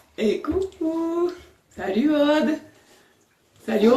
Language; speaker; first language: French; native; French